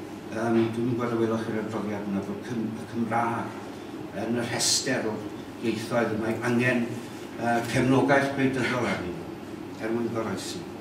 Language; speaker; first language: Welsh; native; Welsh